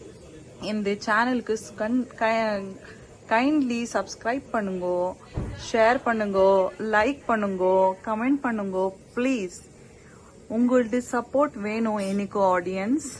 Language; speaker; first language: Tamil; non-native, local second language; Urdu